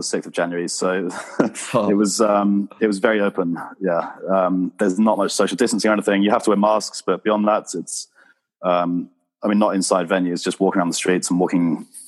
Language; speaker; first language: English; native; English